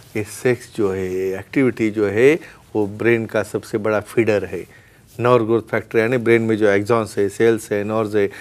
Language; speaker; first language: Hindi; non-native, local second language; Marathi